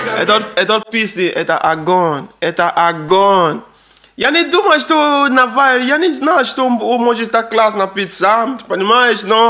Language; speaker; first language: Russian; non-native, learner; Arabic